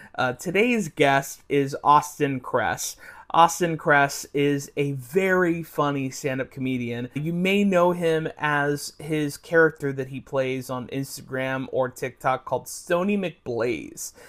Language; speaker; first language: English; native; English